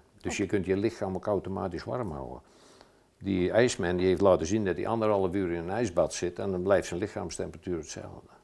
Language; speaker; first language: Dutch; native; Dutch